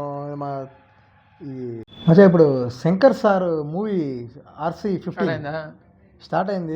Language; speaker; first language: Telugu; native; Telugu